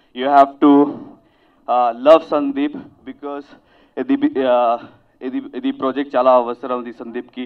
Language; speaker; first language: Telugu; non-native, learner; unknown